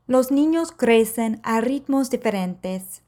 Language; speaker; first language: Spanish; non-native, fluent; English